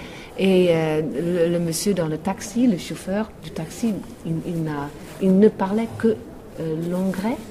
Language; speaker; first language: French; non-native, fluent; Western Frisian